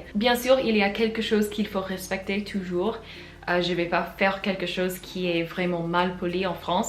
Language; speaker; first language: French; non-native, fluent; English